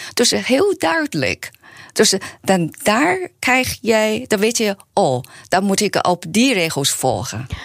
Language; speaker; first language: Dutch; non-native, learner; Chinese